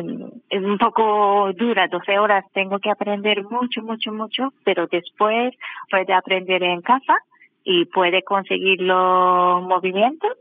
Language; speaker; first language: Spanish; non-native, learner; Japanese